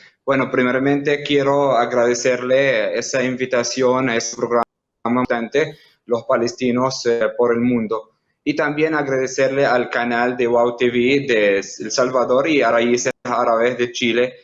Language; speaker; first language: Spanish; non-native, fluent; Arabic